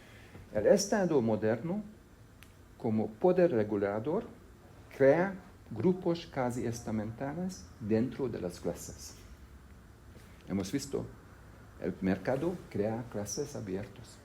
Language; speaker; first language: Spanish; non-native, fluent; Hungarian